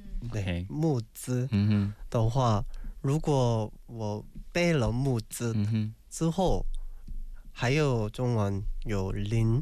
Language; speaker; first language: Chinese; non-native, learner; Korean